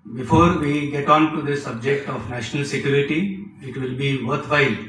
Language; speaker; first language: English; non-native, local second language; Marathi